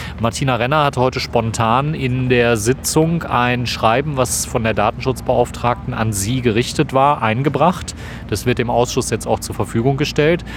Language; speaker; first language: German; native; German